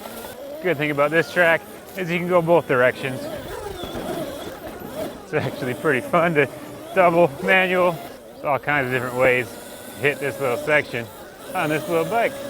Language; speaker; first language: English; native; English